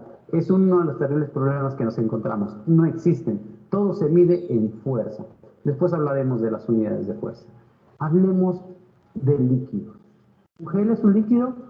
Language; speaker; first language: Spanish; native; Spanish